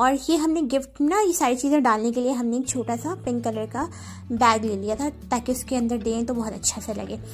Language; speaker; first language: Urdu; native; Urdu